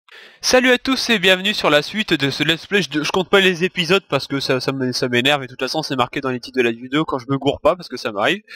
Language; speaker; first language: French; native; French